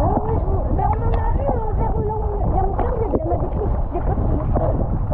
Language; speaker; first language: French; native; French